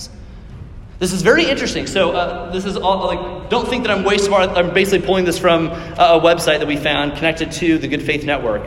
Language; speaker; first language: English; native; English